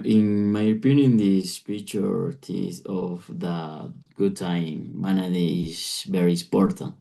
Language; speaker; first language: English; non-native, learner; Spanish